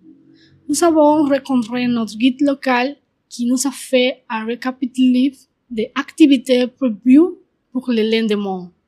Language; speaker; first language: French; non-native, learner; Spanish